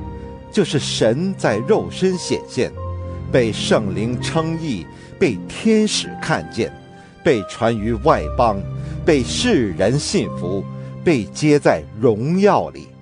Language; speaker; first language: Chinese; native; Chinese